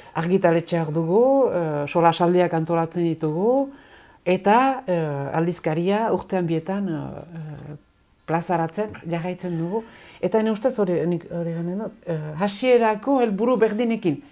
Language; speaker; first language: Basque; native; Basque